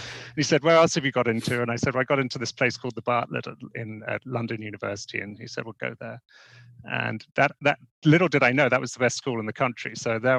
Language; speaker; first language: English; native; English